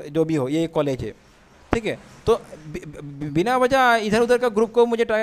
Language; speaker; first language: Hindi; non-native, local second language; Assamese